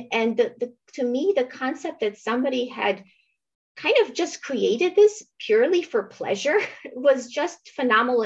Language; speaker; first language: English; early bilingual, other home language; Romanian